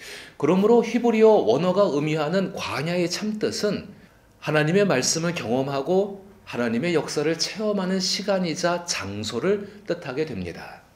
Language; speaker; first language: Korean; native; Korean